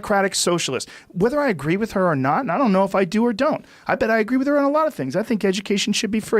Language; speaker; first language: English; native; English